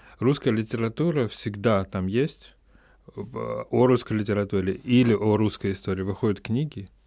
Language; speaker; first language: Russian; native; Russian